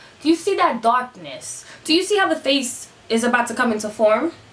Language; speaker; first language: English; early bilingual, other home language; Spanish